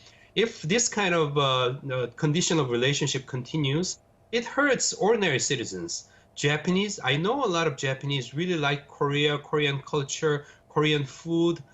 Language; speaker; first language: English; non-native, fluent; Korean